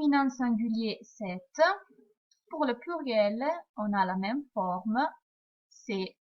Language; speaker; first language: French; non-native, fluent; Italian